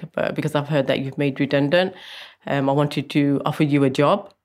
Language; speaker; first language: English; native; English